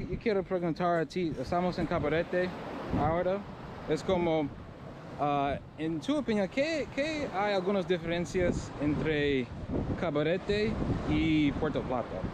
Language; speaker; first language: Spanish; non-native, learner; English